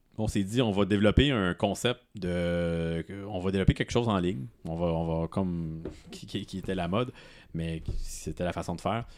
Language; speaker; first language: French; native; French